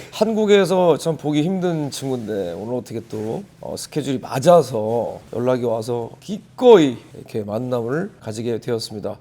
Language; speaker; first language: Korean; native; Korean